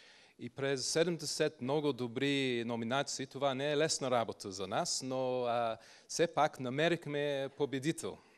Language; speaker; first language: Bulgarian; non-native, fluent; English